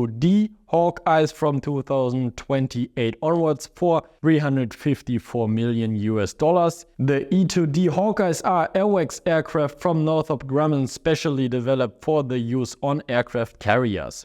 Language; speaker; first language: English; non-native, fluent; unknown